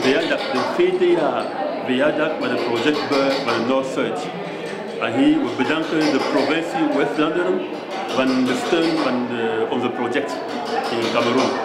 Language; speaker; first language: Dutch; non-native, learner; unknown